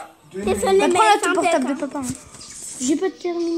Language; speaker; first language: French; native; French